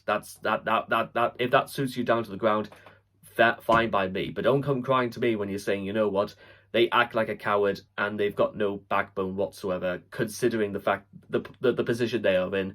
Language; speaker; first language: English; native; English